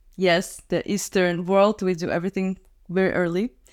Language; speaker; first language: English; non-native, fluent; Russian